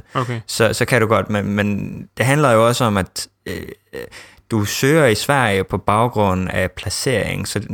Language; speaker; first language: Danish; early bilingual, heritage; Danish